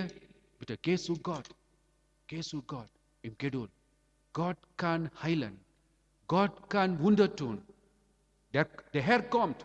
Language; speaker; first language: German; non-native, learner; Amharic